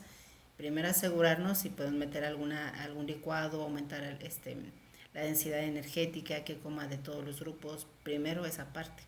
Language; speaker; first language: Spanish; native; Spanish